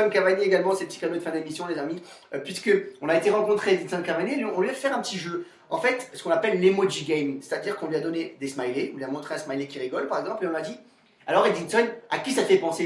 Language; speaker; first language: French; native; French